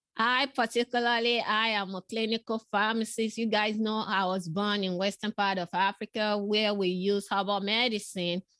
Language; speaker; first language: English; non-native, local second language; Yoruba